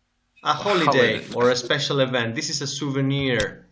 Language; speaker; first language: English; non-native, fluent; Spanish